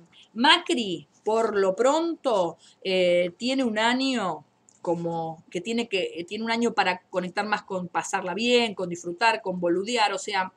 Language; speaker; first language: Spanish; native; Spanish